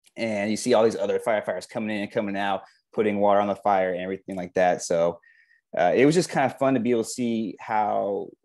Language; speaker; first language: English; native; English